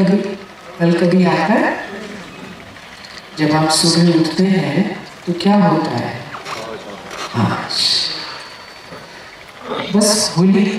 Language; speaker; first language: Hindi; native; Hindi